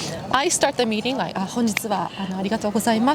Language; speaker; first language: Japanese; native; Japanese